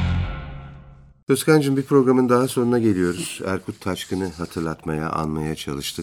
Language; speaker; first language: Turkish; native; Turkish